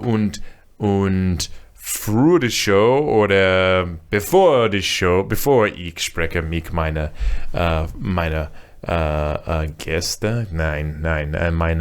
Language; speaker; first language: German; non-native, learner; English